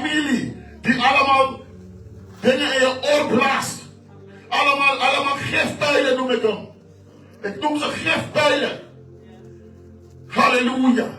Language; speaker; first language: Dutch; non-native, fluent; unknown